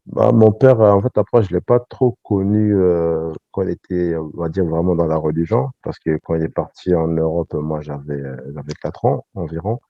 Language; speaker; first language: French; early bilingual, other home language; Sango